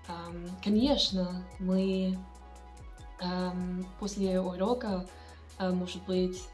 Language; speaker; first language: Russian; non-native, learner; English